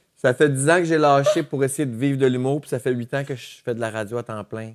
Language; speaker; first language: French; native; French